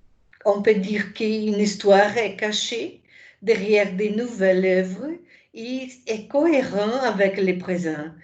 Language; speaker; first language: French; non-native, fluent; Portuguese